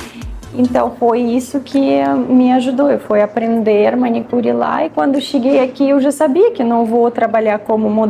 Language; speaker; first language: Portuguese; non-native, fluent; Russian